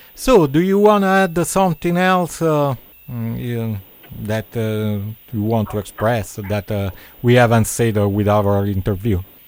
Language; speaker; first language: English; non-native, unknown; Italian